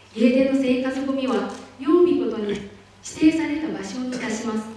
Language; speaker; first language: Japanese; non-native, fluent; Chinese